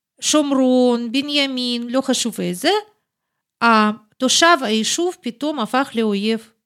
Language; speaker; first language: Hebrew; non-native, fluent; Russian